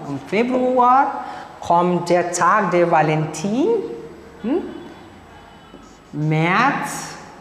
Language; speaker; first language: German; non-native, fluent; Marathi